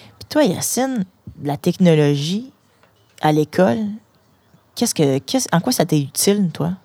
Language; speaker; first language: French; native; French